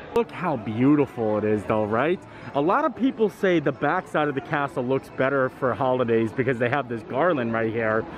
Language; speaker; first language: English; native; English